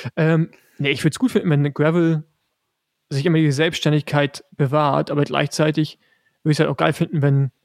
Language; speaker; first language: German; native; German